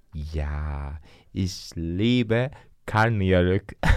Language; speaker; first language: German; non-native, learner; Turkish